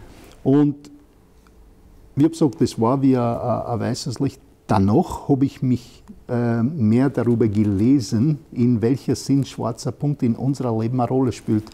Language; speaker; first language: German; non-native, fluent; English